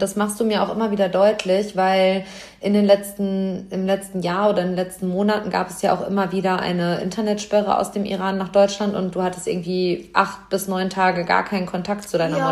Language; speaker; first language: German; native; German